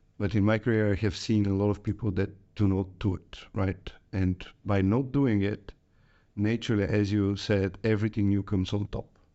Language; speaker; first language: English; non-native, fluent; Bulgarian